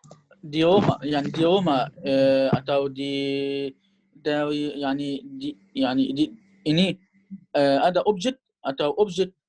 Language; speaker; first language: Indonesian; non-native, learner; Arabic